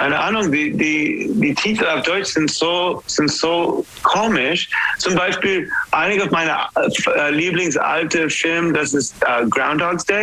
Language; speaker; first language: German; non-native, learner; English